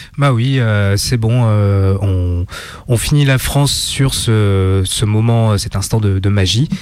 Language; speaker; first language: French; native; French